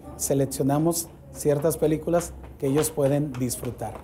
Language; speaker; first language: Spanish; native; Spanish